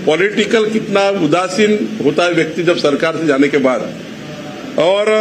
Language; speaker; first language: Hindi; non-native, local second language; Marathi